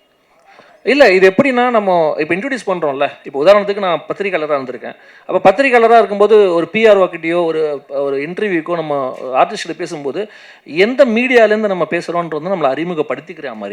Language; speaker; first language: Tamil; native; Tamil